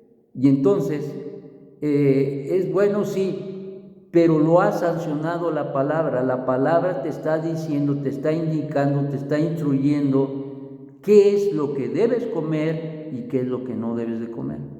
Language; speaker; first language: Spanish; native; Spanish